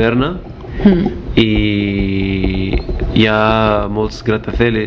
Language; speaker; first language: Catalan; non-native, learner; Arabic